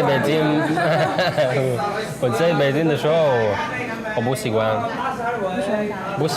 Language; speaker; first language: Chinese; non-native, learner; Arabic